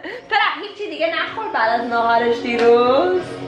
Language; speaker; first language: Persian; early bilingual, heritage; Persian